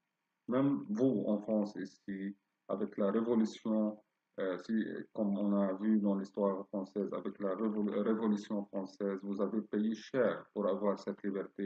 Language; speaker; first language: French; non-native, fluent; Arabic